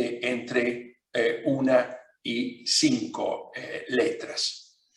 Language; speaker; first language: Spanish; non-native, fluent; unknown